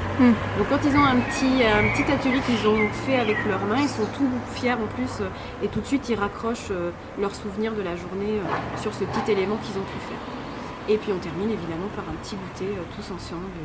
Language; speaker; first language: French; native; French